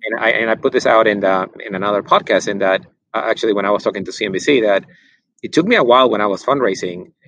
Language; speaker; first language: English; non-native, fluent; Spanish